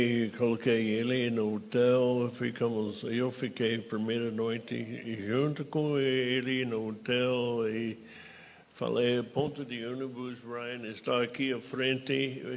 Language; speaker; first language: Portuguese; non-native, fluent; English